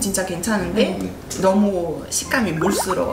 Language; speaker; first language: Korean; non-native, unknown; Italian